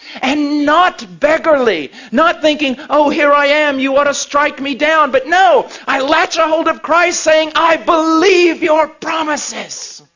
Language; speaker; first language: English; native; English